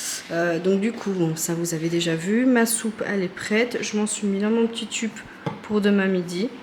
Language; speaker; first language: French; native; French